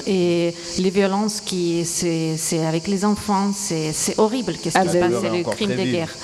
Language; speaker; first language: French; non-native, fluent; Ukrainian